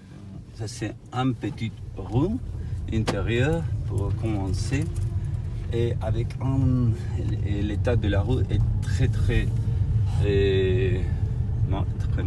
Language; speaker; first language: French; non-native, learner; Spanish